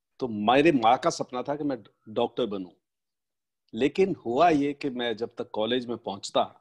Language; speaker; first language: Hindi; native; Hindi